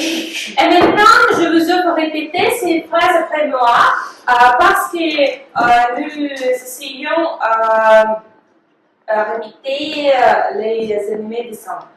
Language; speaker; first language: French; non-native, fluent; Russian